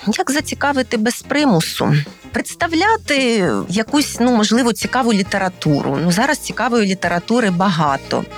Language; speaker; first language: Ukrainian; native; Ukrainian